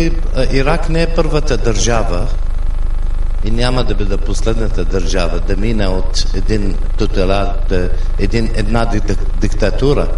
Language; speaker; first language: Bulgarian; non-native, fluent; Arabic